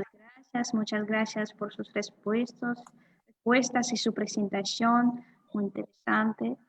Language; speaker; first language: Spanish; non-native, fluent; Russian